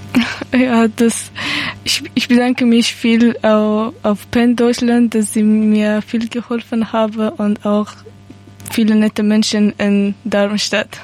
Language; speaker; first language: German; non-native, learner; Persian